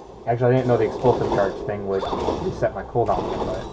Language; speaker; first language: English; native; English